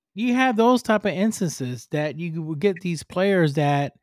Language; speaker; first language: English; non-native, fluent; Spanish